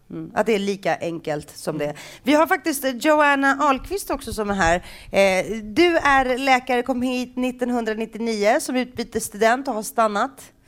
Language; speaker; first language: Swedish; native; Swedish